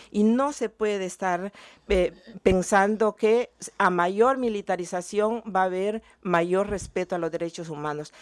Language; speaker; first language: Spanish; native; Spanish